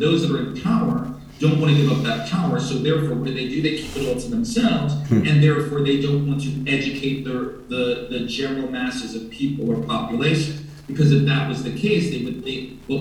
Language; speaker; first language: English; native; English